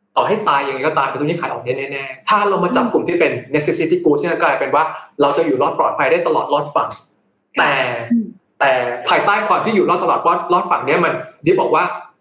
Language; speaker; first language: Thai; native; Thai